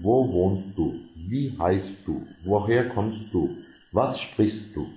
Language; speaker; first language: German; non-native, fluent; Turkish